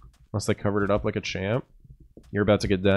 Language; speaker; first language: English; native; English